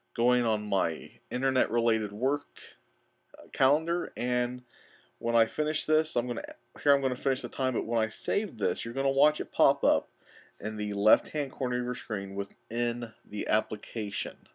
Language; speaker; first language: English; native; English